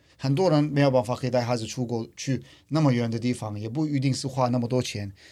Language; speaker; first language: Chinese; non-native, fluent; Turkish